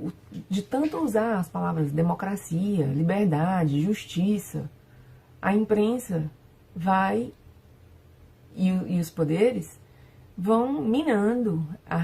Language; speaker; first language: Portuguese; non-native, fluent; Spanish